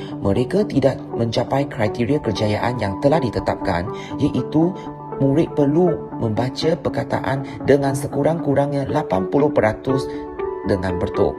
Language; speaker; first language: Malay; non-native, local second language; Chinese